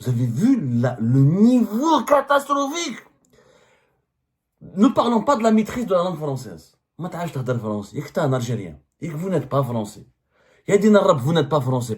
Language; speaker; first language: French; non-native, local second language; Arabic